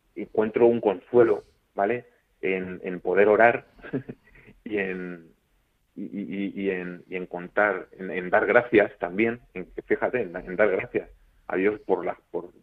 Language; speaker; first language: Spanish; native; Spanish